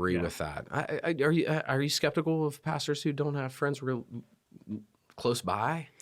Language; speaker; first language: English; native; English